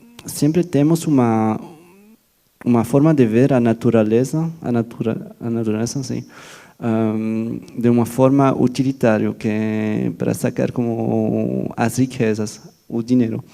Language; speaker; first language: Portuguese; non-native, fluent; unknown